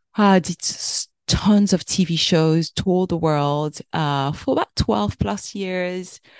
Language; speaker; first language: English; early bilingual, other home language; French